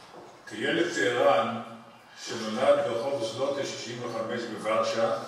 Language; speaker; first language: Hebrew; early bilingual, other home language; Polish